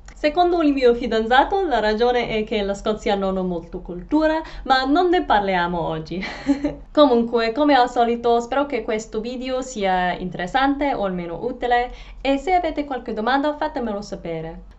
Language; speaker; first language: Italian; non-native, fluent; English